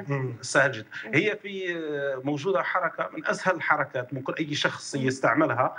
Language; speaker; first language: Arabic; native; Arabic